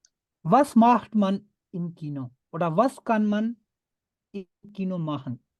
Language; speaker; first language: German; non-native, fluent; Urdu